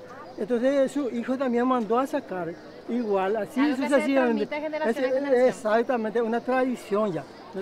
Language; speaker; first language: Spanish; non-native, local second language; Guarani